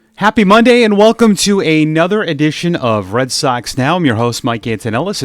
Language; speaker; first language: English; native; English